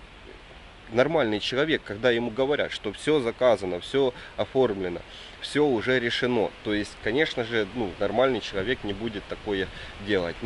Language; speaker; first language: Russian; native; Russian